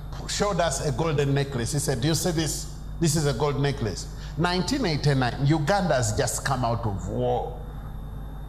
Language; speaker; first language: English; non-native, local second language; Ganda